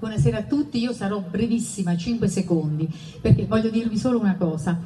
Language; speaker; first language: Italian; native; Italian